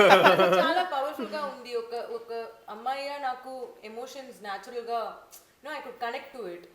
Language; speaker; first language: Telugu; non-native, learner; Tamil